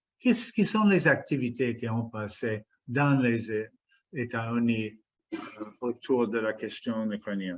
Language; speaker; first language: French; non-native, fluent; English